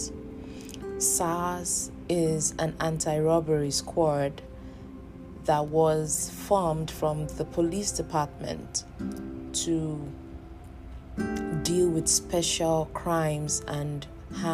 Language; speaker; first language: English; non-native, local second language; Yoruba